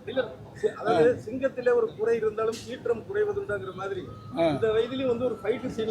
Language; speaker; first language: Tamil; native; Tamil